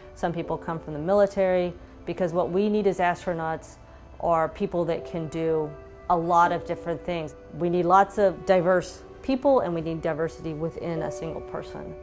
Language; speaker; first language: English; native; English